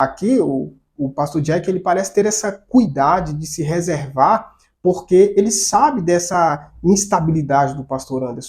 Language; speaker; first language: Portuguese; native; Portuguese